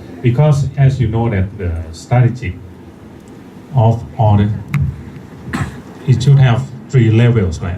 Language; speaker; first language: English; non-native, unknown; Thai